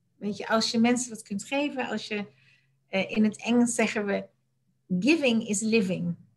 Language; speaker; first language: Dutch; native; Dutch